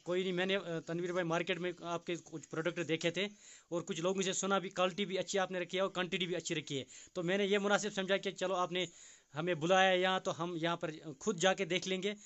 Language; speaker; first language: Hindi; non-native, local second language; Kashmiri